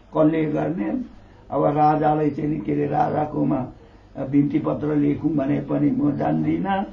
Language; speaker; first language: Nepali; non-native, local second language; Limbu